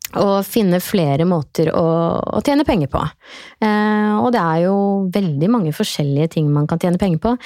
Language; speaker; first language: Norwegian; native; Norwegian